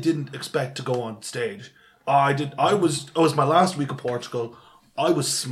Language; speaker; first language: English; native; English